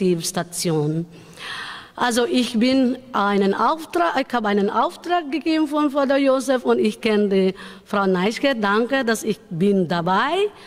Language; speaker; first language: German; non-native, learner; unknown